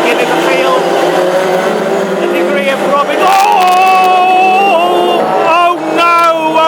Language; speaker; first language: English; native; English